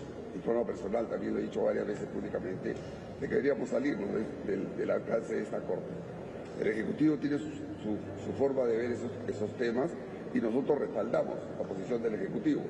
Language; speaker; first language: Spanish; native; Spanish